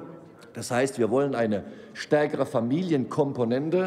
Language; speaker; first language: German; native; German